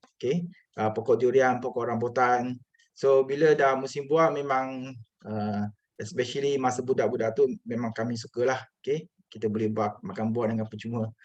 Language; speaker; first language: Malay; non-native, local second language; Chinese